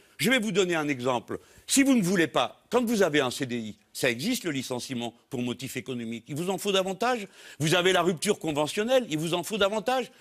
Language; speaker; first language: French; native; French